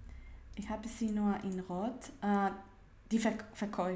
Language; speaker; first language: German; non-native, learner; Spanish